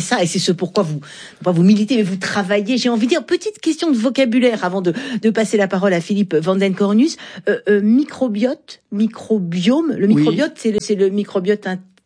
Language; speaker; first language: French; native; French